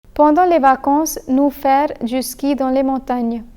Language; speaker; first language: French; non-native, fluent; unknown